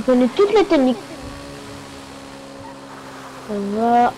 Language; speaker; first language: French; native; French